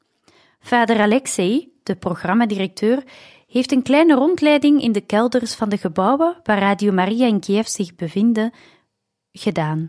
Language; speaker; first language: Dutch; native; Dutch